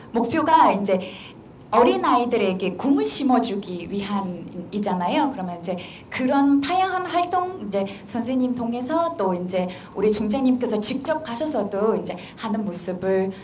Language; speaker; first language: Korean; non-native, fluent; Mongolian